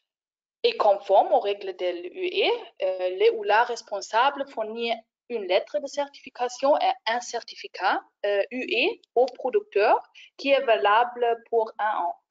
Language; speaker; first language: French; non-native, fluent; German